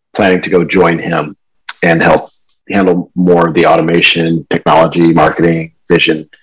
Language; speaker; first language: English; native; English